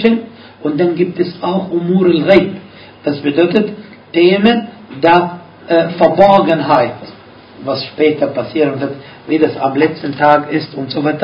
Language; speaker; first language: German; non-native, fluent; Arabic